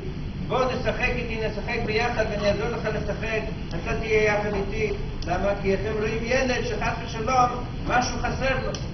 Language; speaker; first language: Hebrew; non-native, fluent; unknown